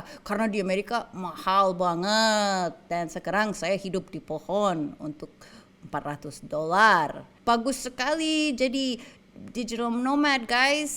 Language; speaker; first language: Indonesian; non-native, fluent; English